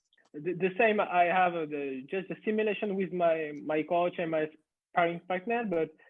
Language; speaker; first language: English; non-native, learner; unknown